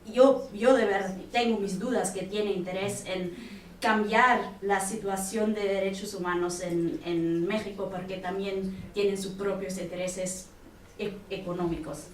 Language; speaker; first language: Spanish; non-native, fluent; German